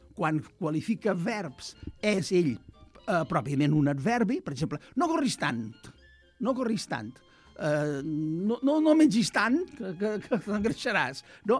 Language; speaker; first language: Catalan; native; Catalan